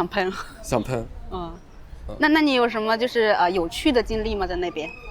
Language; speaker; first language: Chinese; native; Chinese